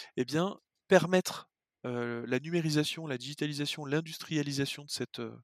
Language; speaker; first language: French; native; French